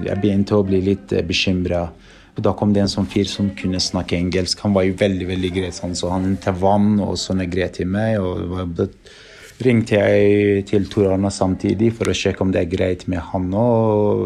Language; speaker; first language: Norwegian; non-native, fluent; Persian